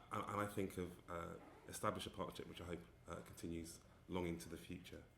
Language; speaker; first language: English; native; English